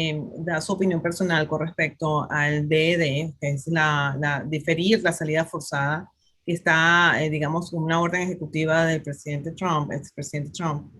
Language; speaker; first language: Spanish; native; Spanish